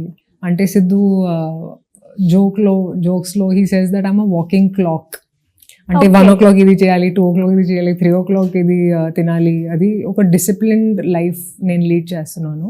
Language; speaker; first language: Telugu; non-native, fluent; Hindi